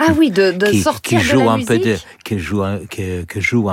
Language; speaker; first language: French; native; French